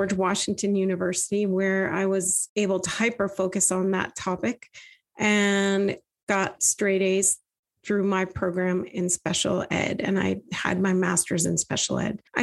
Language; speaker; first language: English; native; English